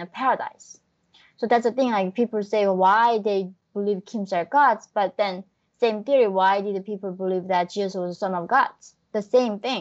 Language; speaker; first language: English; non-native, fluent; Korean